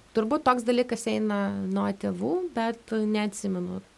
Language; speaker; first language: Lithuanian; non-native, fluent; Russian